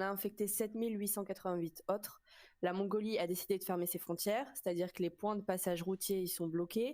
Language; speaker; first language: French; native; French